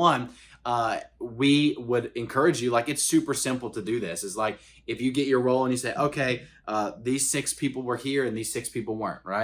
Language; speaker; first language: English; native; English